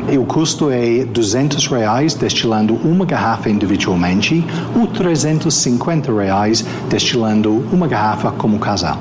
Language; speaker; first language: Portuguese; non-native, fluent; English